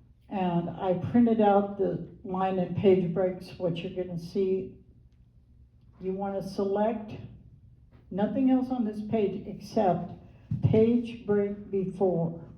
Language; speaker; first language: English; native; English